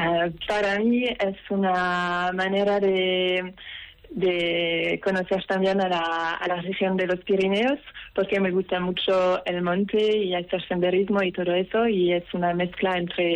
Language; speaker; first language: Spanish; non-native, fluent; Dutch